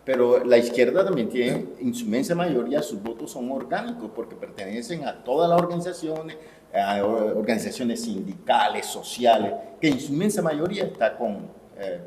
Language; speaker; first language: Spanish; native; Spanish